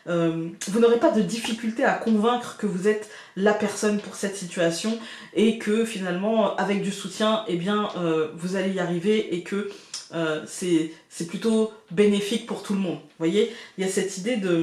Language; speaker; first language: French; native; French